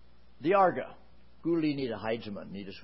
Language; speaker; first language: Chinese; non-native, fluent; English